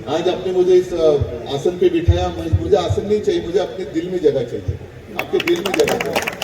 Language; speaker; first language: Hindi; non-native, local second language; Marathi